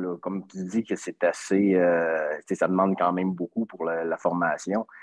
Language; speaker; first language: French; native; French